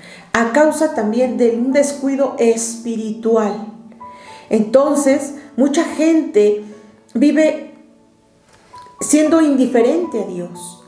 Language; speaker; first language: Spanish; native; Spanish